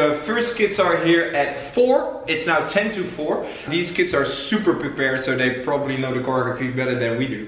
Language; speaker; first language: English; non-native, fluent; Dutch